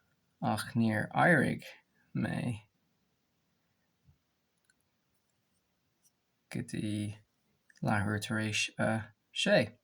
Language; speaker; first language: Irish; non-native, local second language; English